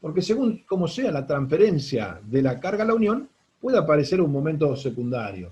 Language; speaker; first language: Spanish; native; Spanish